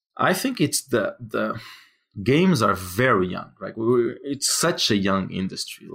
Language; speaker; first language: English; non-native, fluent; Portuguese